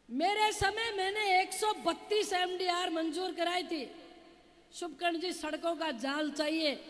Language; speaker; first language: Hindi; native; Hindi